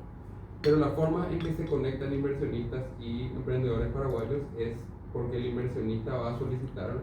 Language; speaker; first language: Spanish; native; Spanish